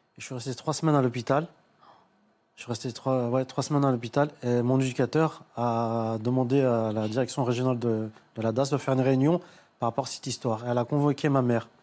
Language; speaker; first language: French; early bilingual, other home language; Arabic